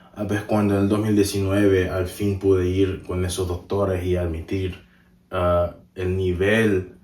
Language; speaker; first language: Spanish; early bilingual, heritage; Spanish